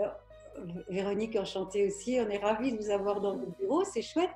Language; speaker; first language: French; native; French